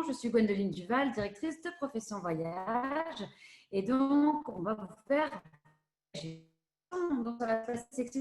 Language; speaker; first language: French; native; French